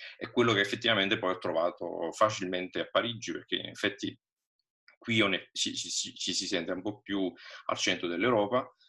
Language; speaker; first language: Italian; native; Italian